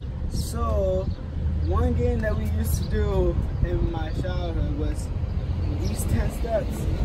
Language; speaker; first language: English; non-native, local second language; Spanish